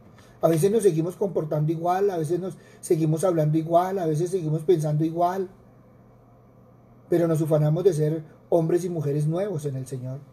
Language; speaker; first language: Spanish; native; Spanish